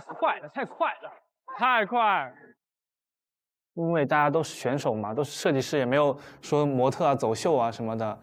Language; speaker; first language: Chinese; native; Chinese